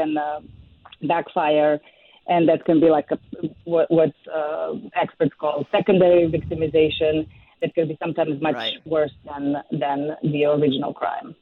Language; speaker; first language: English; non-native, fluent; Serbian